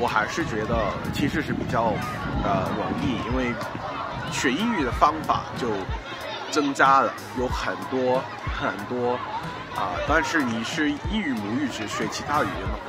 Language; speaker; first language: Chinese; non-native, fluent; English